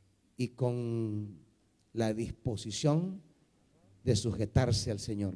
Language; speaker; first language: Spanish; native; Spanish